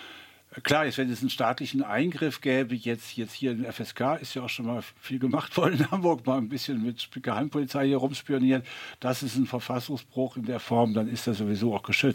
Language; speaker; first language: German; native; German